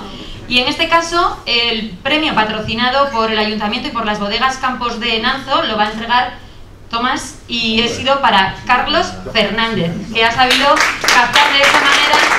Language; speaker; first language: Spanish; native; Spanish